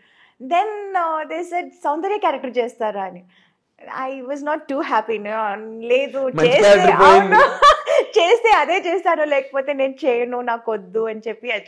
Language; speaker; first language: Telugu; non-native, local second language; Tamil